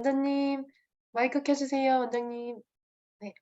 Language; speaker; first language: Korean; native; Korean